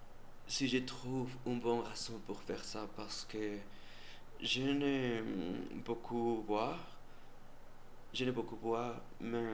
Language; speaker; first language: French; non-native, learner; Spanish